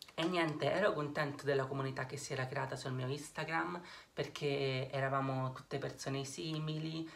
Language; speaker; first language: Italian; native; Italian